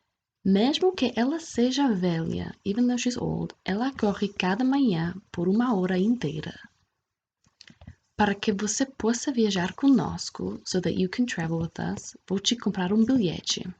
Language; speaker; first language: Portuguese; non-native, fluent; English